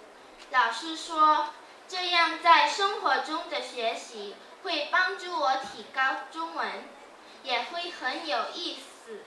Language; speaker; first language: Chinese; non-native, learner; Thai